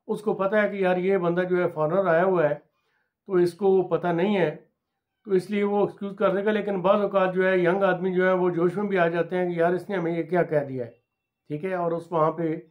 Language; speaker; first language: Urdu; non-native, local second language; Punjabi